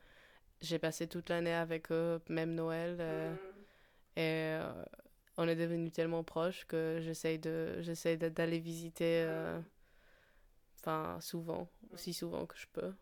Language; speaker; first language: French; non-native, fluent; Polish